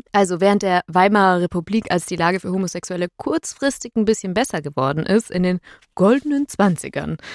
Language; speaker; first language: German; native; German